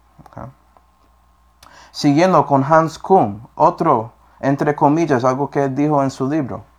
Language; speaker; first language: Spanish; non-native, fluent; English